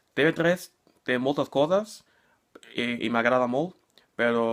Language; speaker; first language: Catalan; non-native, learner; English